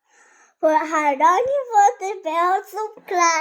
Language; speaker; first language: Albanian; early bilingual, heritage; Albanian